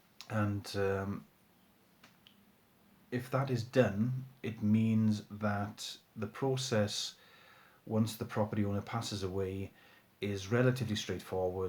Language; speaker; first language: English; native; English